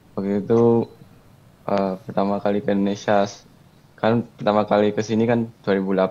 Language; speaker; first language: Indonesian; early bilingual, heritage; Indonesian